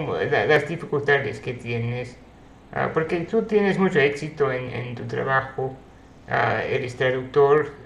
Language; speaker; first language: Spanish; non-native, fluent; English